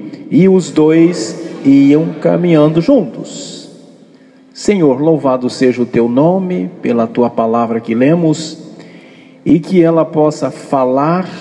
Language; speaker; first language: Portuguese; native; Portuguese